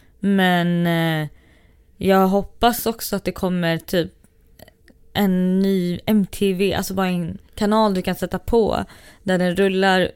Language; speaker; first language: Swedish; early bilingual, other home language; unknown